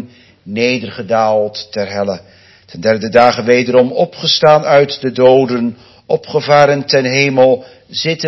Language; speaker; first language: Dutch; native; Dutch